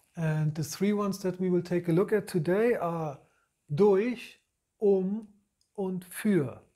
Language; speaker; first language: English; non-native, fluent; German